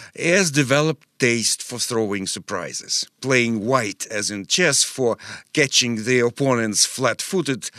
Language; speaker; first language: English; non-native, fluent; Russian